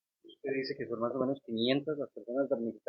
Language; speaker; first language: Spanish; native; Spanish